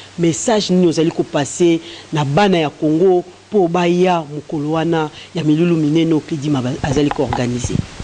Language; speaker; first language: Lingala; native; Lingala